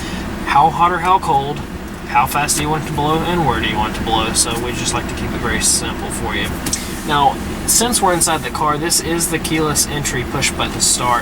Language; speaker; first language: English; native; English